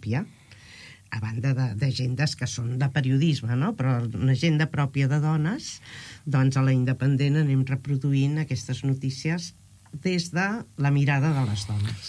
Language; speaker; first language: Catalan; native; Catalan